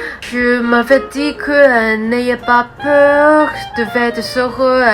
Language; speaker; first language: French; non-native, learner; Cantonese